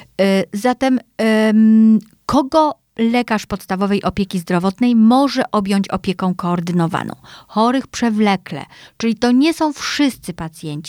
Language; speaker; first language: Polish; native; Polish